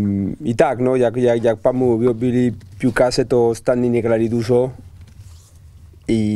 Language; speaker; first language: Polish; non-native, learner; Spanish